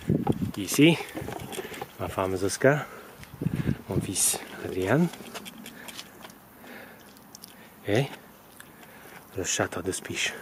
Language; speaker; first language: French; non-native, learner; Slovak